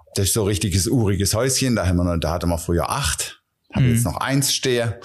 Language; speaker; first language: German; non-native, local second language; Dutch